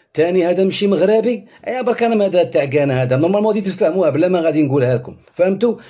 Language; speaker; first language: Arabic; native; Arabic